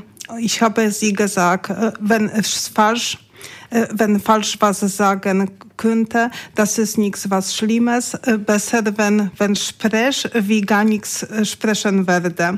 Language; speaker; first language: German; non-native, learner; Polish